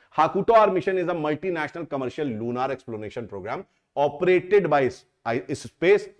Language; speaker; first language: Hindi; native; Hindi